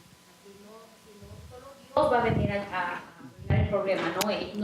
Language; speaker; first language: Spanish; non-native, local second language; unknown